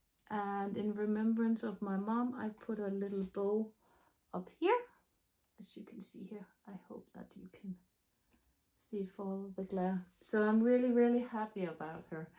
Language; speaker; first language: English; non-native, fluent; Danish